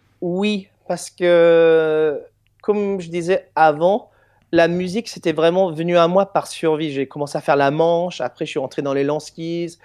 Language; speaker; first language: French; non-native, fluent; English